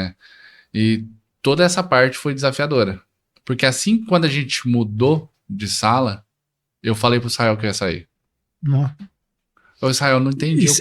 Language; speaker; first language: Portuguese; native; Portuguese